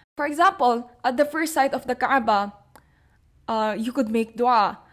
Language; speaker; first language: English; non-native, local second language; Filipino